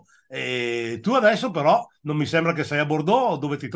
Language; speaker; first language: Italian; native; Italian